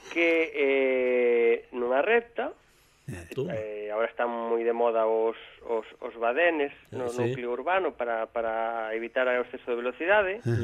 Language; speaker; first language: Galician; native; Galician